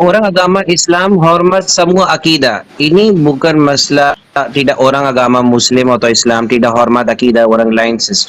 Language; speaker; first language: Indonesian; non-native, learner; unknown